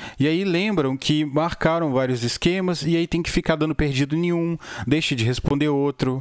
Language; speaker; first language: Portuguese; native; Portuguese